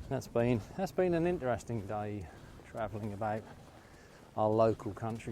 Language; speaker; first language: English; native; English